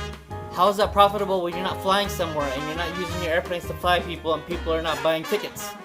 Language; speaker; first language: English; native; English